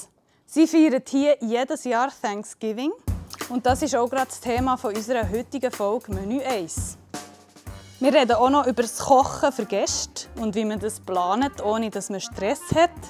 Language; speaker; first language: German; native; German